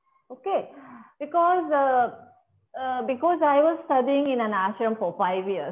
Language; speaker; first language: English; non-native, fluent; Japanese